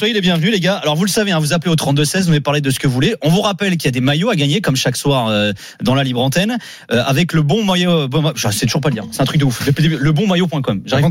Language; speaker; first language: French; native; French